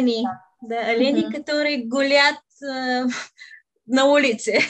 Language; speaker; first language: Russian; non-native, learner; Bulgarian